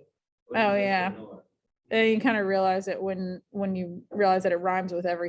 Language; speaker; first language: English; native; English